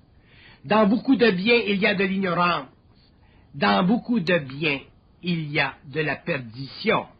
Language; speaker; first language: French; native; French